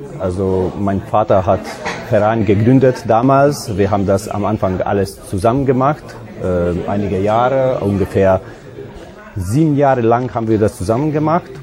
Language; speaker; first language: German; non-native, local second language; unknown